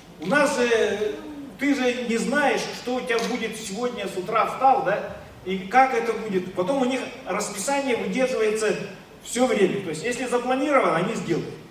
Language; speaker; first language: Russian; non-native, local second language; Yakut